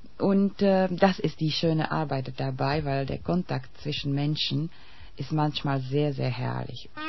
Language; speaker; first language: German; non-native, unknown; Czech